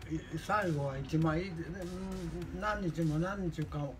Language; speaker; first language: Japanese; native; Japanese